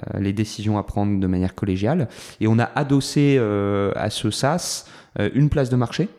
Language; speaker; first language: French; native; French